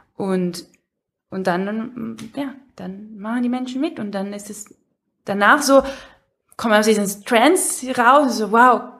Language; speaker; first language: German; non-native, fluent; Portuguese